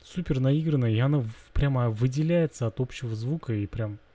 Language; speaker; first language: Russian; non-native, local second language; Kazakh